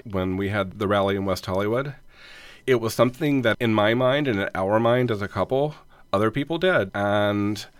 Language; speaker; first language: English; native; English